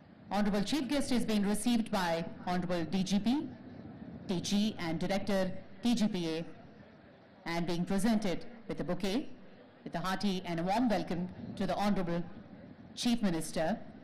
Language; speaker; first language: English; non-native, local second language; Telugu